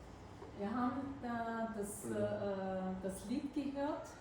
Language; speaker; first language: German; non-native, fluent; Bulgarian